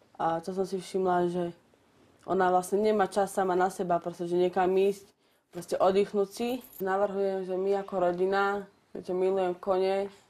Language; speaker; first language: Slovak; native; Slovak